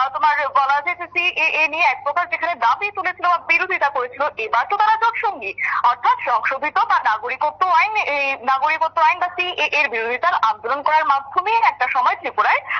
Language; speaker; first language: Bangla; native; Bangla